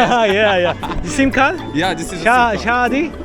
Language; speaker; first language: English; non-native, learner; Korean